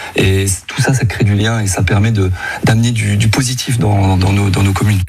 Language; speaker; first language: French; native; French